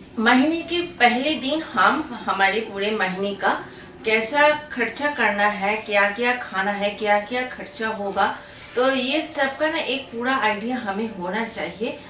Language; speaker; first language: Hindi; non-native, local second language; Bangla